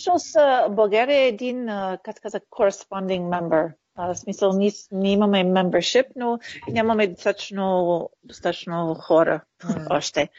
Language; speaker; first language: Bulgarian; early bilingual, heritage; Bulgarian